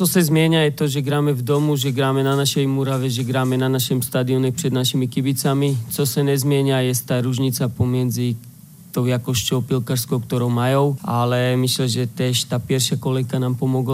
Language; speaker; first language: Polish; non-native, fluent; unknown